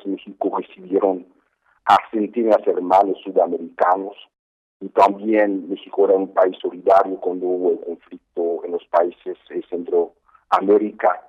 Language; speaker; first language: Spanish; non-native, fluent; Haitian Creole